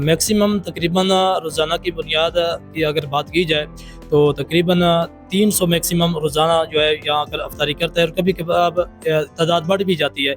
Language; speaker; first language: Urdu; native; Urdu